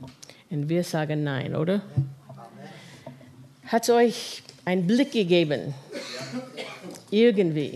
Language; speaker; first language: German; non-native, fluent; English